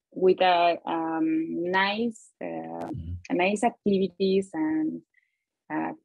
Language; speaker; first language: English; non-native, learner; Spanish